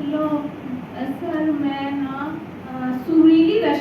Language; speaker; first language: Hindi; native; Hindi